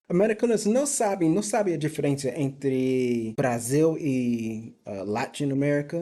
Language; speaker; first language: Portuguese; non-native, fluent; English